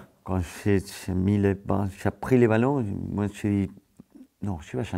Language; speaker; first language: French; non-native, fluent; Spanish